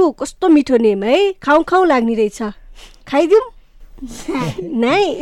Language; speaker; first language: Nepali; native; Nepali